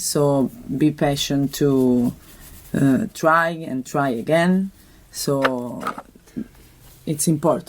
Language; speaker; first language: English; non-native, fluent; Italian